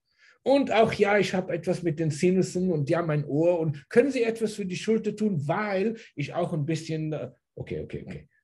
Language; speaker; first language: German; early bilingual, heritage; German